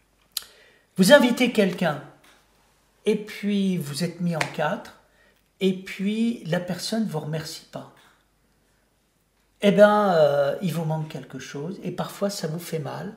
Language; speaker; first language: French; native; French